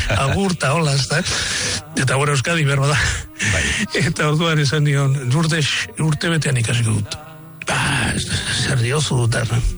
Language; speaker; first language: Basque; non-native, local second language; Spanish